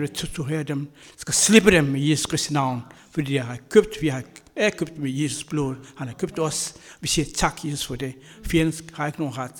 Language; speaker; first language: Danish; non-native, fluent; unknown